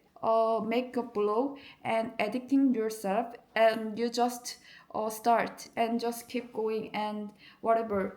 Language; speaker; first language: English; non-native, learner; Korean